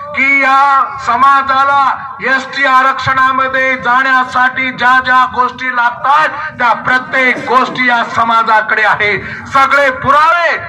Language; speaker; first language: Marathi; non-native, local second language; Lambadi